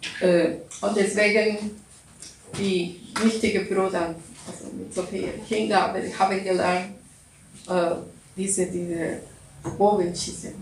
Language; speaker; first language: German; non-native, learner; Russian